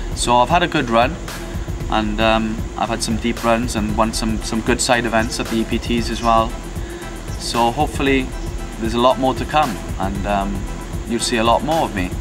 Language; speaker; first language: English; native; English